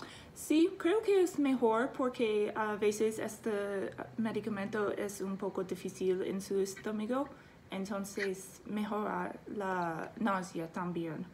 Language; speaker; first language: Spanish; non-native, learner; English